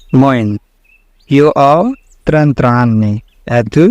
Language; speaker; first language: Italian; non-native, learner; Bangla